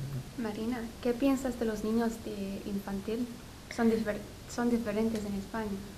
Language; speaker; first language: Spanish; non-native, fluent; English